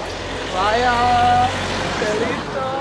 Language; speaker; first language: Spanish; non-native, fluent; Bosnian